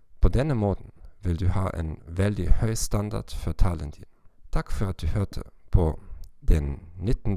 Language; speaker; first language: Norwegian; non-native, learner; German